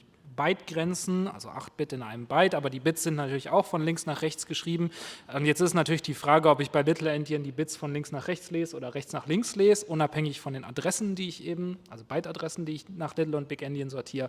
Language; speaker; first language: German; native; German